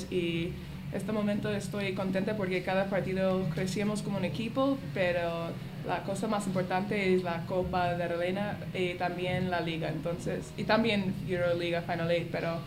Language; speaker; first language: Spanish; non-native, fluent; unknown